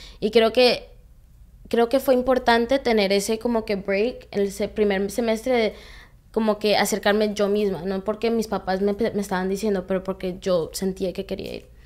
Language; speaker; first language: Spanish; early bilingual, heritage; Spanish